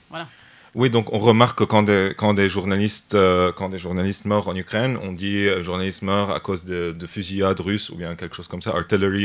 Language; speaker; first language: French; non-native, local second language; Arabic